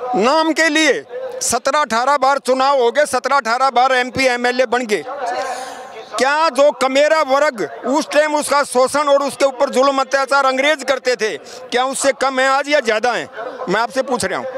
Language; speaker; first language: Hindi; native; Hindi